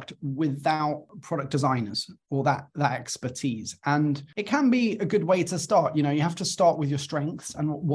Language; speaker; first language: English; native; English